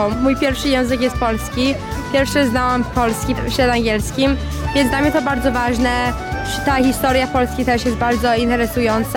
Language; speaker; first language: Polish; early bilingual, heritage; Polish